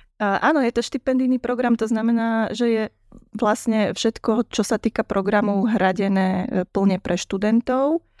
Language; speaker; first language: Slovak; native; Slovak